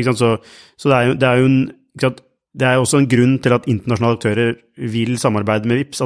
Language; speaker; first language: Norwegian; native; Norwegian